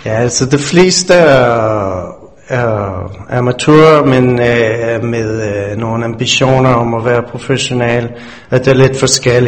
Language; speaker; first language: Danish; non-native, fluent; English